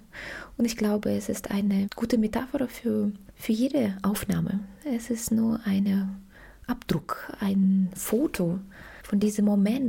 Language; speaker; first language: German; non-native, fluent; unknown